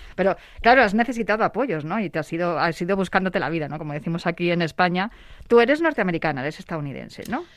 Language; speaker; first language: Spanish; native; Spanish